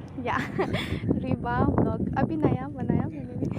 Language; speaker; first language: Hindi; non-native, local second language; Khasi